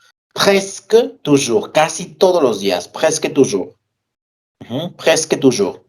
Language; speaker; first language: French; non-native, fluent; Spanish